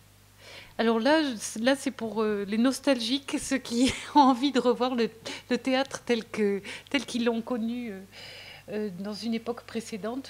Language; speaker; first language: French; native; French